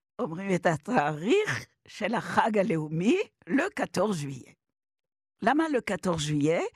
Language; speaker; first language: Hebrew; non-native, fluent; French